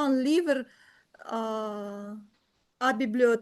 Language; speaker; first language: French; non-native, learner; Ukrainian